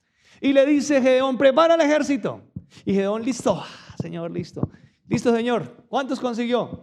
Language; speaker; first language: Spanish; native; Spanish